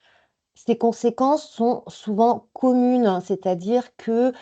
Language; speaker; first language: French; native; French